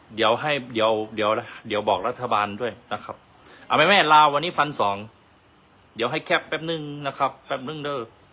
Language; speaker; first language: Thai; native; Thai